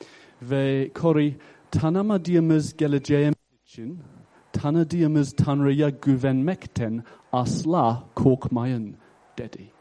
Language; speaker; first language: Turkish; non-native, fluent; English